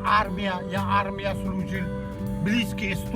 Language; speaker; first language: Russian; non-native, local second language; Turkmen